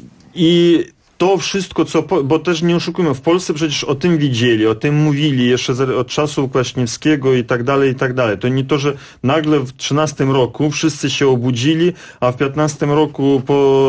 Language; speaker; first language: Polish; non-native, fluent; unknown